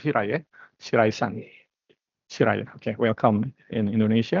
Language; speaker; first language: English; non-native, learner; Indonesian